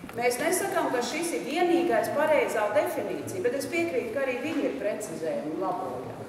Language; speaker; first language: Latvian; native; Latvian